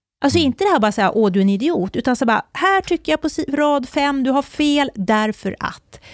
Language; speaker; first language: Swedish; native; Swedish